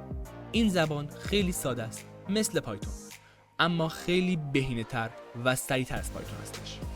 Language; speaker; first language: Persian; native; Persian